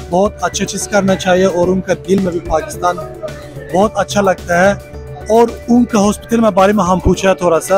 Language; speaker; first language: Hindi; non-native, learner; Turkish